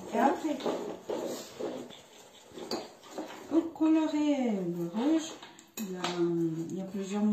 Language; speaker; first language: French; non-native, fluent; Japanese